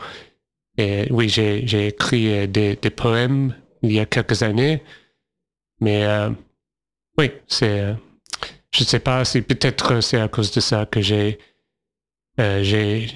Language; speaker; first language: French; non-native, fluent; English